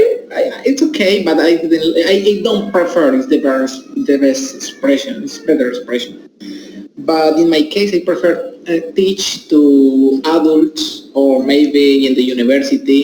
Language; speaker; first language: English; non-native, learner; Spanish